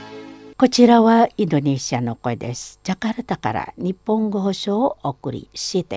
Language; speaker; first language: Japanese; non-native, fluent; Indonesian